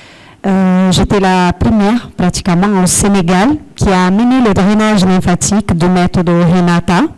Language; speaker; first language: French; non-native, fluent; Portuguese